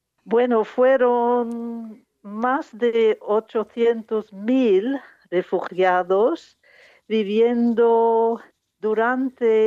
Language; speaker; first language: Spanish; non-native, fluent; English